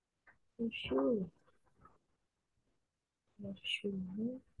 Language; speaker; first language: German; non-native, learner; Indonesian